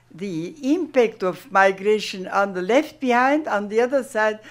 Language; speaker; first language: English; non-native, fluent; German